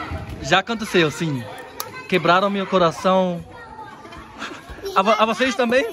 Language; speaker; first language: Portuguese; non-native, learner; German